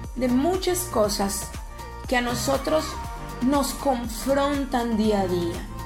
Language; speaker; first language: Spanish; native; Spanish